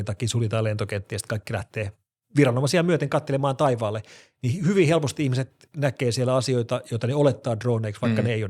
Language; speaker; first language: Finnish; native; Finnish